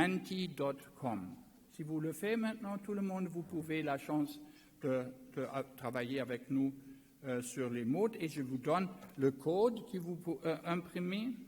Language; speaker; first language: French; non-native, learner; German